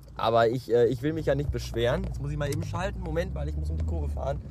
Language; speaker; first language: German; native; German